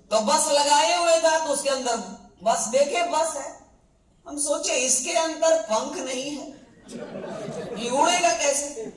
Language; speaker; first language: Hindi; native; Hindi